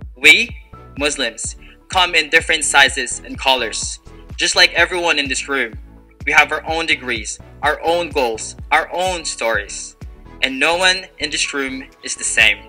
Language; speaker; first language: English; non-native, local second language; Filipino